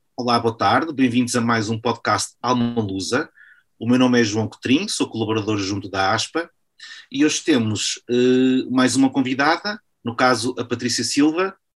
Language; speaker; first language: Portuguese; native; Portuguese